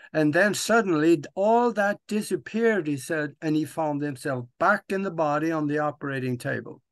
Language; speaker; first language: English; non-native, fluent; Norwegian